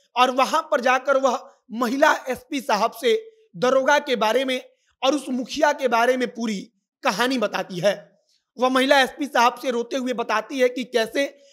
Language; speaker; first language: Hindi; native; Hindi